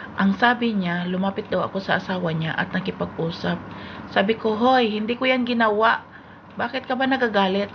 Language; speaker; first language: Filipino; native; Filipino